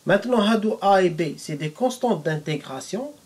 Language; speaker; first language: French; non-native, local second language; Arabic